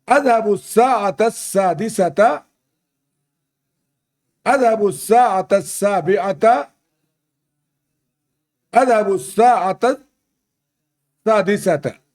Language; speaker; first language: Arabic; non-native, fluent; Urdu